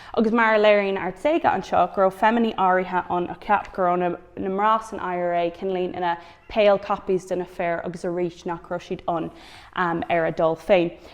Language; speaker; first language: Irish; non-native, local second language; English